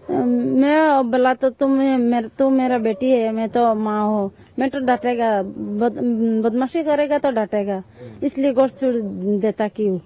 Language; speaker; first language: Hindi; non-native, local second language; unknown